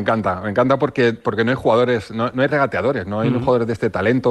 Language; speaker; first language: Spanish; native; Spanish